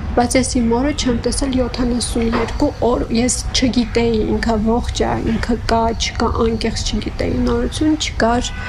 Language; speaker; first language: Armenian; native; Armenian